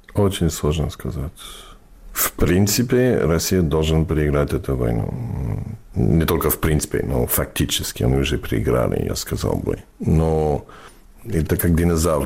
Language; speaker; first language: Russian; non-native, fluent; English